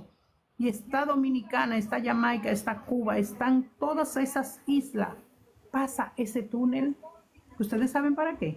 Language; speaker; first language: Spanish; native; Spanish